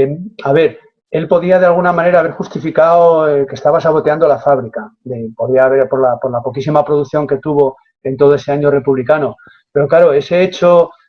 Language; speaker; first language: Spanish; native; Spanish